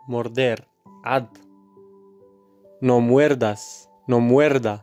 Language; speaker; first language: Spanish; non-native, learner; Arabic